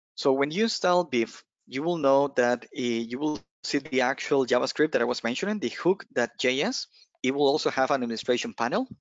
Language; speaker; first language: English; non-native, fluent; Spanish